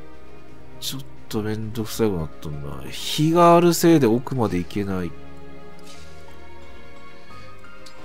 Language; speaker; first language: Japanese; native; Japanese